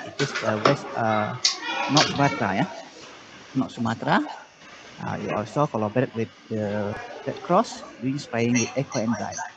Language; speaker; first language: English; non-native, learner; Indonesian